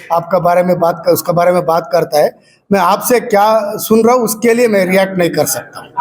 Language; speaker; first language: Hindi; non-native, local second language; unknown